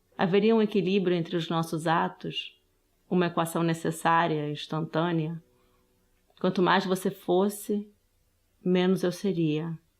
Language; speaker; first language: Portuguese; early bilingual, other home language; Spanish